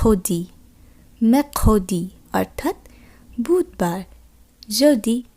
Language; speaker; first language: French; non-native, fluent; Bangla